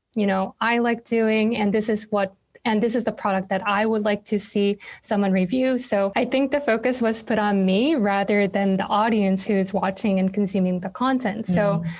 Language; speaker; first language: English; non-native, fluent; Korean